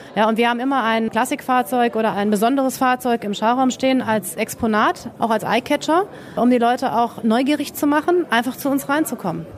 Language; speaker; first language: German; native; German